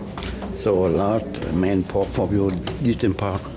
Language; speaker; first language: English; non-native, learner; Vietnamese